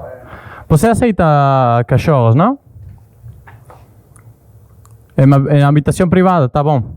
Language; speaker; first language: Portuguese; non-native, learner; Spanish